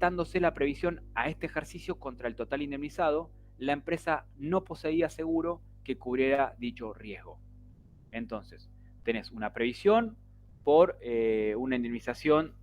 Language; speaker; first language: Spanish; native; Spanish